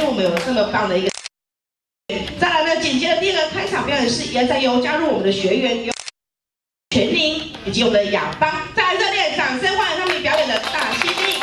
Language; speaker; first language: Chinese; native; Chinese